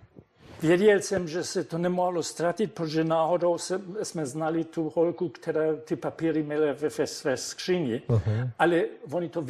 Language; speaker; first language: Czech; non-native, fluent; German